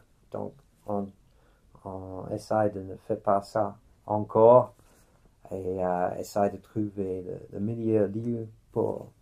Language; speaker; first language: French; non-native, fluent; English